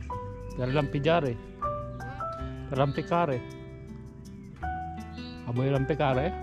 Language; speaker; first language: Italian; non-native, learner; Filipino